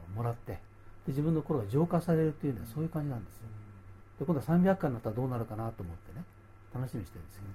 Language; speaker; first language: Japanese; native; Japanese